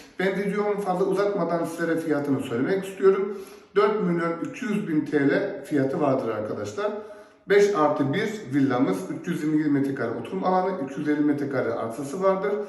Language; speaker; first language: Turkish; native; Turkish